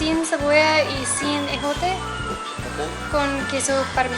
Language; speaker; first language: Spanish; non-native, learner; English